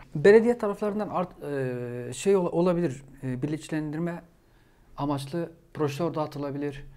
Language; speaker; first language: Turkish; non-native, fluent; Arabic